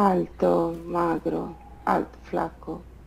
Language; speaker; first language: Spanish; non-native, fluent; Italian